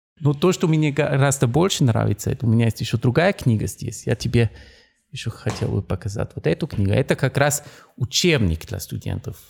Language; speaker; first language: Russian; non-native, fluent; German